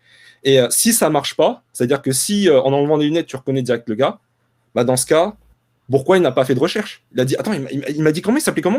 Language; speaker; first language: French; native; French